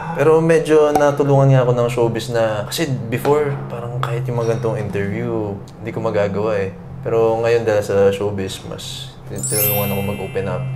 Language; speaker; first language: Filipino; native; Filipino